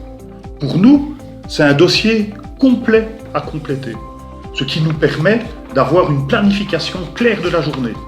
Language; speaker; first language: French; native; French